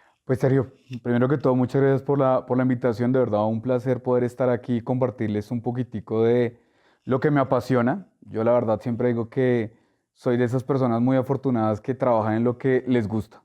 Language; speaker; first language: Spanish; native; Spanish